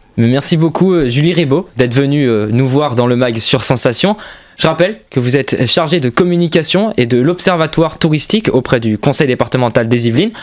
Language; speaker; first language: French; native; French